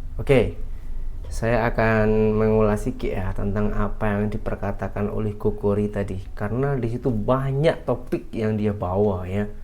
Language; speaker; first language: Indonesian; native; Indonesian